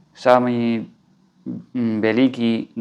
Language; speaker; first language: Russian; non-native, fluent; Spanish